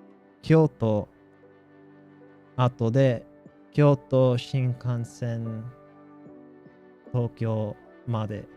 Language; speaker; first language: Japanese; non-native, learner; English